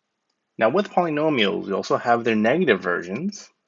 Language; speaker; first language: English; native; English